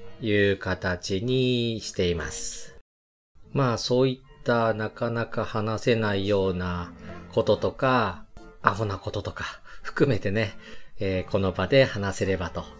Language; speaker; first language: Japanese; native; Japanese